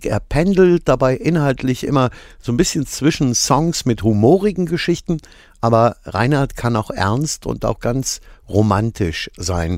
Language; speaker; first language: German; native; German